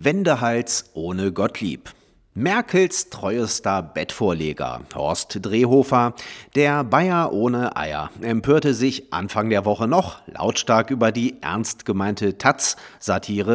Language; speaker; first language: German; native; German